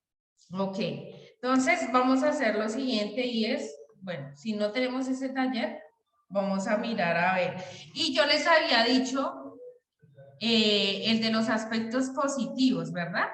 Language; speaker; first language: Spanish; native; Spanish